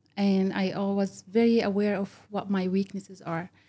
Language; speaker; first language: English; early bilingual, other home language; Arabic